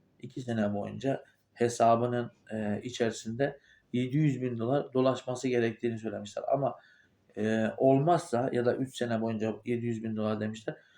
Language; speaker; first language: Turkish; native; Turkish